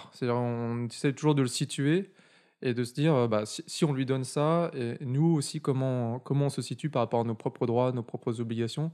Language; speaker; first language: French; native; French